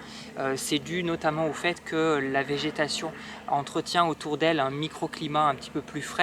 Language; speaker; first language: French; native; French